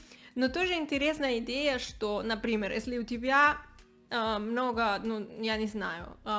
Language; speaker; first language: Russian; non-native, learner; Spanish